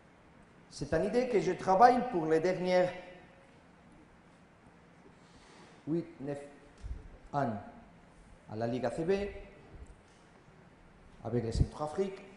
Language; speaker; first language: French; non-native, learner; Spanish